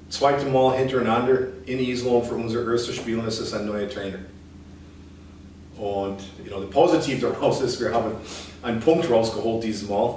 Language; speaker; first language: German; non-native, fluent; English